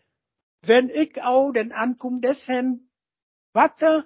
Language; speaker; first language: German; non-native, learner; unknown